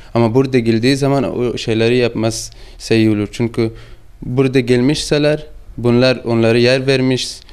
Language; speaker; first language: Turkish; non-native, fluent; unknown